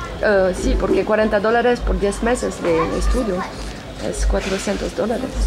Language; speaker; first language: Spanish; non-native, fluent; French